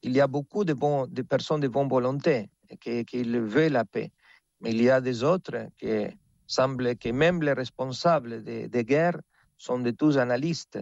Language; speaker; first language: French; non-native, fluent; Spanish